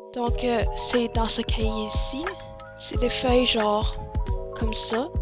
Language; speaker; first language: French; early bilingual, other home language; Chinese